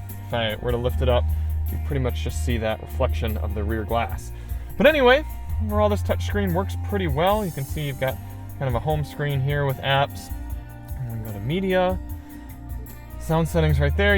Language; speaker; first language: English; native; English